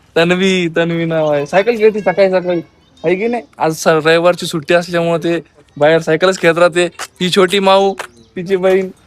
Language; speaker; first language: Marathi; non-native, local second language; Lambadi